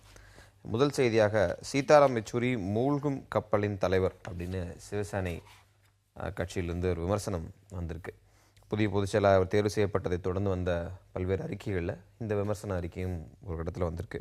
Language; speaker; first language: Tamil; native; Tamil